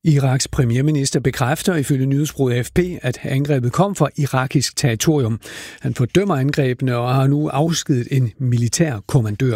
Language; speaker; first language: Danish; native; Danish